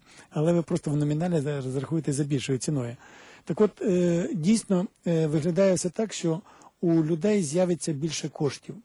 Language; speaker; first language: Ukrainian; native; Ukrainian